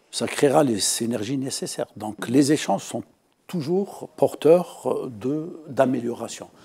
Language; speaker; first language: French; non-native, local second language; Arabic